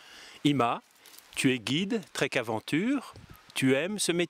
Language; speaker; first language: French; native; French